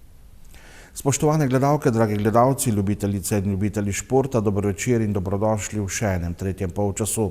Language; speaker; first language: Slovenian; native; Slovenian